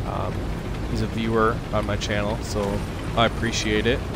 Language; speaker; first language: English; native; English